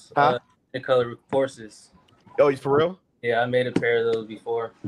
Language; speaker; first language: English; native; English